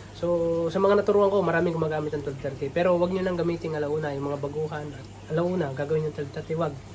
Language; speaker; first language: Filipino; native; Filipino